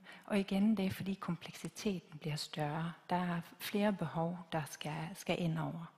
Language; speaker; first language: Danish; native; Danish